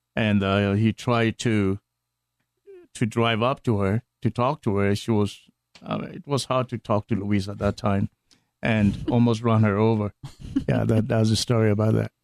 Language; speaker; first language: English; non-native, local second language; Akan